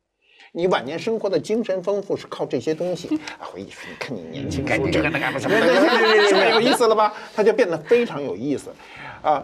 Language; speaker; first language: Chinese; native; Chinese